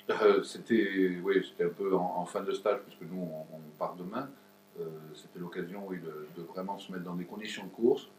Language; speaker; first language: French; native; French